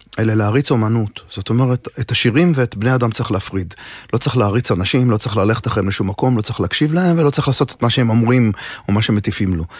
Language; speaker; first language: Hebrew; native; Hebrew